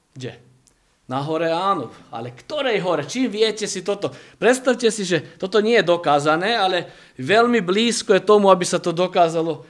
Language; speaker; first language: Slovak; native; Slovak